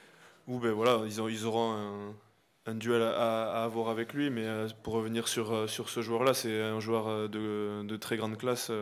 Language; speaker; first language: French; native; French